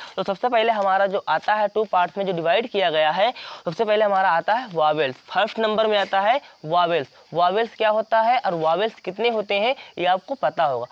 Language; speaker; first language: Hindi; native; Hindi